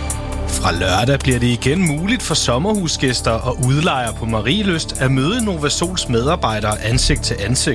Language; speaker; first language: Danish; native; Danish